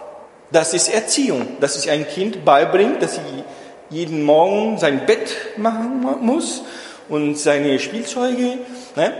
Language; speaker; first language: German; non-native, fluent; Portuguese